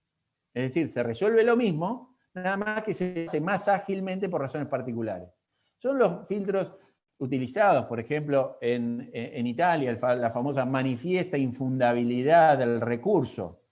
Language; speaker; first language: Spanish; native; Spanish